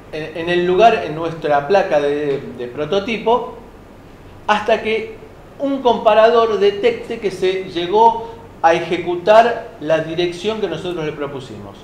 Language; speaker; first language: Spanish; native; Spanish